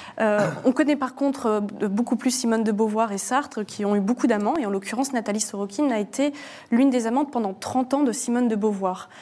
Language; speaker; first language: French; native; French